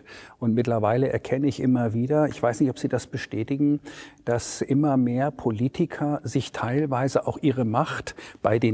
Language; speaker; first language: German; native; German